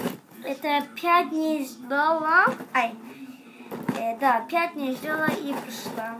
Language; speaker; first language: Russian; non-native, learner; Turkish